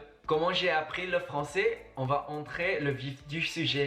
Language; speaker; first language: French; non-native, fluent; Chinese